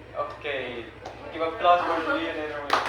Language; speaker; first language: English; non-native, learner; Indonesian